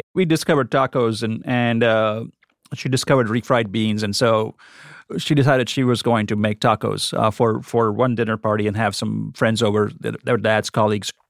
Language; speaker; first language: English; non-native, local second language; Gujarati